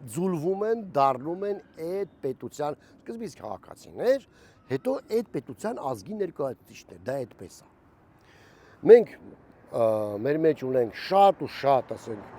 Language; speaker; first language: Armenian; native; Armenian